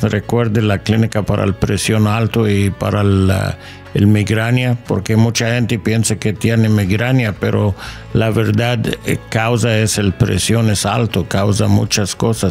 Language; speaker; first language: Spanish; non-native, learner; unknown